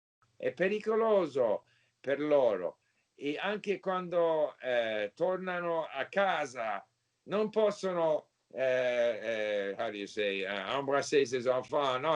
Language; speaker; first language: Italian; non-native, learner; English